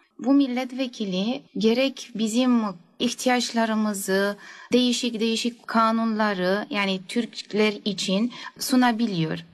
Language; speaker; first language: Turkish; native; Turkish